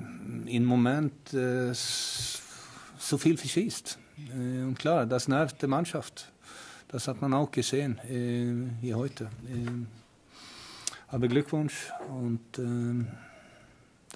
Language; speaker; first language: German; non-native, fluent; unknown